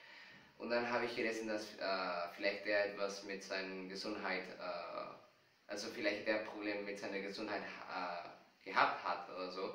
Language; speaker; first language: German; non-native, fluent; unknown